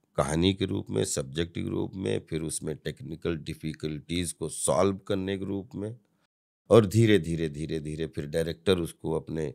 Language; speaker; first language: Hindi; native; Hindi